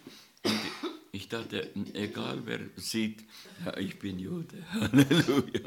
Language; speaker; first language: German; non-native, learner; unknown